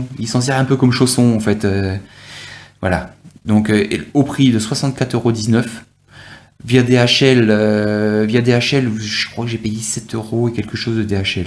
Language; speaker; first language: French; native; French